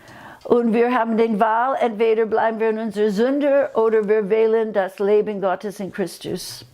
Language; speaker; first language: German; non-native, fluent; English